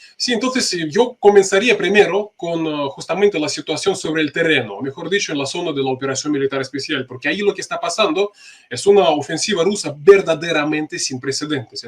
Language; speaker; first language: Spanish; non-native, fluent; Russian